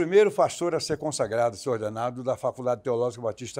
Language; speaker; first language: Portuguese; native; Portuguese